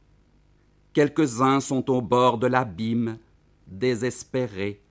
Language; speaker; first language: French; native; French